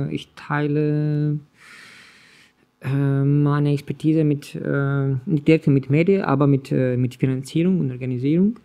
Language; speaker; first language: German; non-native, learner; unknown